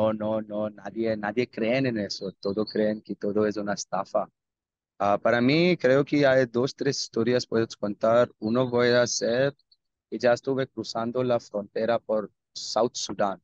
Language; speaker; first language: Spanish; non-native, learner; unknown